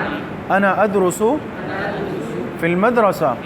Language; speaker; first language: Arabic; non-native, fluent; Urdu